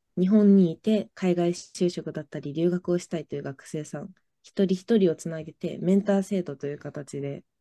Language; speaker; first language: Japanese; native; Japanese